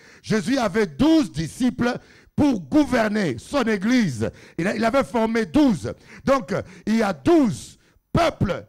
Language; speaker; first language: French; non-native, local second language; Lingala